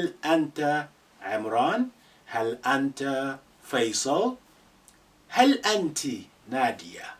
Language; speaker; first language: Arabic; non-native, fluent; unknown